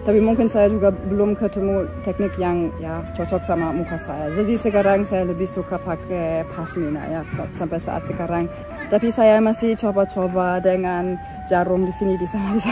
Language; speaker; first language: Indonesian; non-native, fluent; German